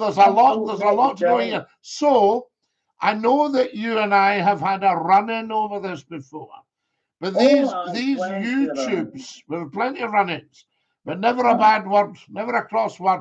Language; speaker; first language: English; native; English